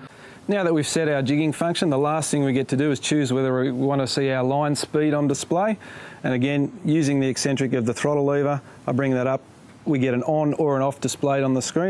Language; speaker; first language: English; native; English